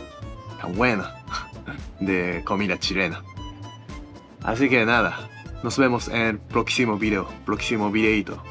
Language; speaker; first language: Spanish; non-native, learner; Japanese